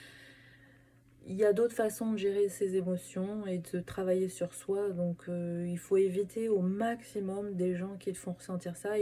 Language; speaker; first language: French; native; French